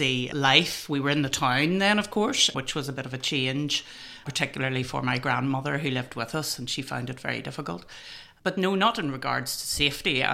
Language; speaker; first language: English; native; English